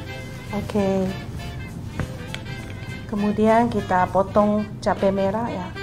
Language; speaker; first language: Indonesian; non-native, fluent; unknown